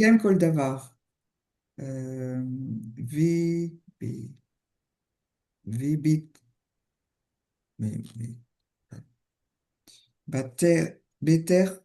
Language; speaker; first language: Hebrew; non-native, learner; French